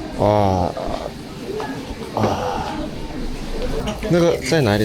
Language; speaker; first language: Chinese; non-native, fluent; Korean